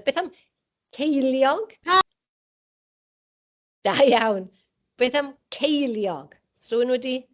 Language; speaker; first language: Welsh; native; Welsh